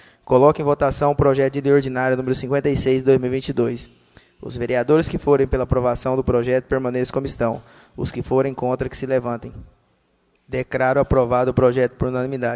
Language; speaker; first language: Portuguese; native; Portuguese